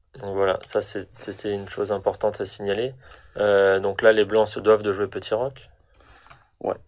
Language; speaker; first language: French; native; French